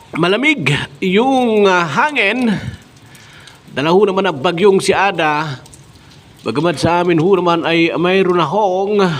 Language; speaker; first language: Filipino; non-native, local second language; Bikol